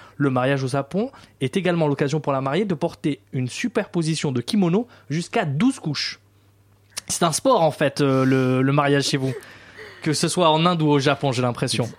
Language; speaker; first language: French; native; French